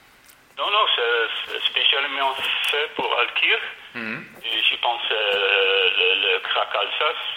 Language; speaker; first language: French; non-native, learner; Dutch